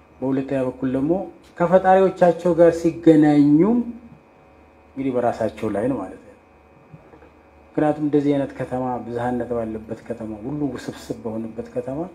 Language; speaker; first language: Amharic; non-native, local second language; Oromo